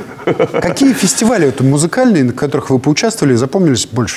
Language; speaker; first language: Russian; native; Russian